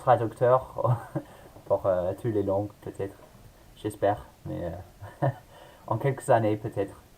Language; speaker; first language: French; non-native, learner; English